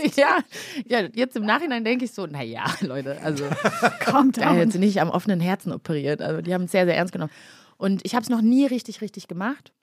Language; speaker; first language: German; early bilingual, other home language; Kinyarwanda